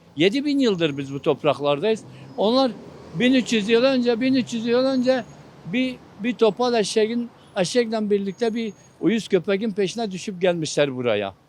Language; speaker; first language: Turkish; non-native, local second language; Kurdish